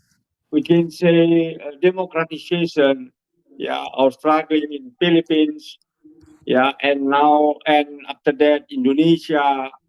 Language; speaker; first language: English; non-native, learner; Indonesian